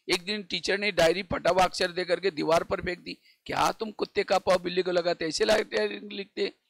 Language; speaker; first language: Hindi; non-native, local second language; Marathi